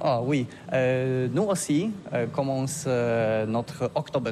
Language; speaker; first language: French; non-native, learner; Polish